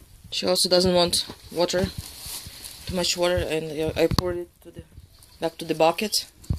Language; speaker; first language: English; non-native, fluent; Ukrainian